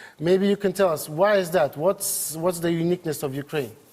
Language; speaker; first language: English; non-native, fluent; Ukrainian